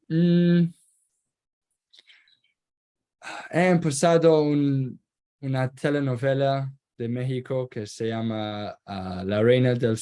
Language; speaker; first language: Spanish; non-native, learner; Kurdish